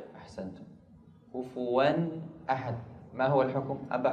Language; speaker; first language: Arabic; native; Arabic